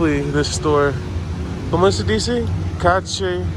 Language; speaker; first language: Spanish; non-native, learner; English